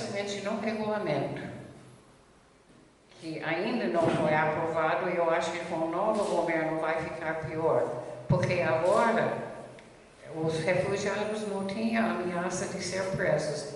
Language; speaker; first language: Portuguese; non-native, fluent; English